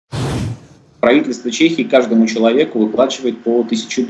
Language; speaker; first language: Russian; native; Russian